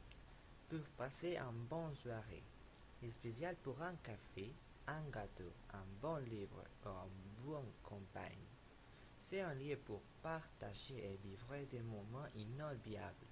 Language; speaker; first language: French; non-native, learner; Spanish